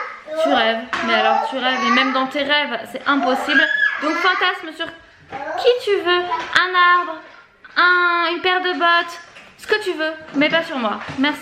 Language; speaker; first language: French; native; French